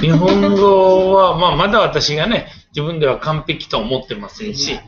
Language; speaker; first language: Japanese; non-native, fluent; Hindi